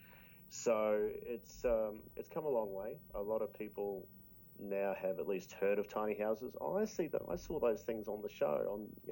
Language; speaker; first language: English; native; English